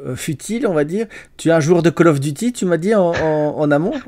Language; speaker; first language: French; native; French